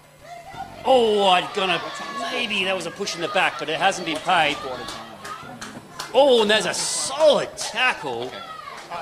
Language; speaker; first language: English; native; English